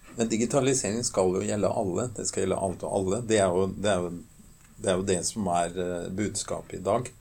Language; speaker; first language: Norwegian; native; Norwegian